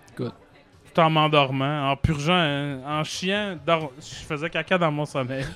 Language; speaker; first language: French; native; French